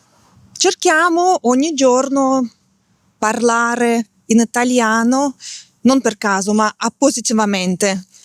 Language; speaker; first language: Italian; non-native, fluent; Russian